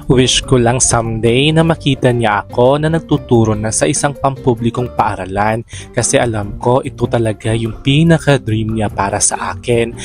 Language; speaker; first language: Filipino; native; Filipino